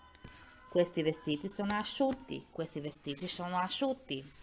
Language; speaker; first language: Italian; non-native, fluent; Albanian